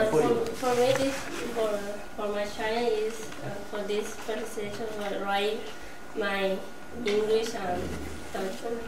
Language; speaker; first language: English; non-native, learner; Spanish